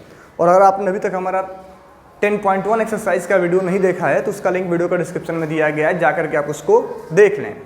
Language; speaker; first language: Hindi; native; Hindi